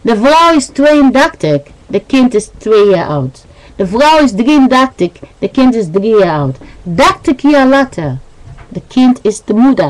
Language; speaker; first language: Dutch; non-native, learner; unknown